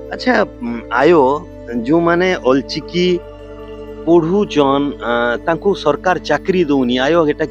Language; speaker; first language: Hindi; non-native, local second language; Odia